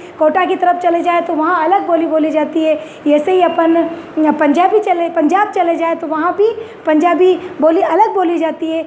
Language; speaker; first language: Hindi; native; Hindi